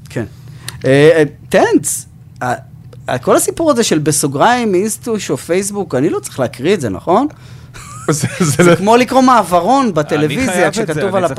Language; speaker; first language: Hebrew; native; Hebrew